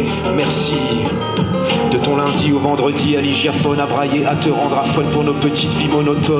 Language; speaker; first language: French; native; French